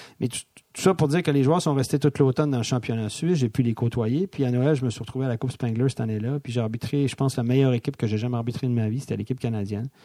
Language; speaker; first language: French; native; French